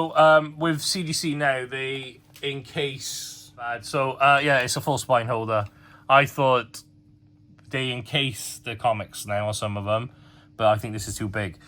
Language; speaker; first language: English; native; English